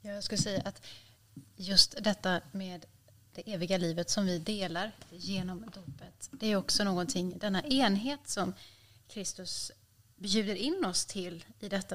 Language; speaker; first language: Swedish; native; Swedish